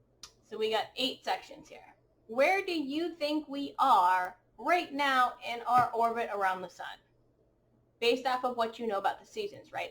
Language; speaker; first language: English; native; English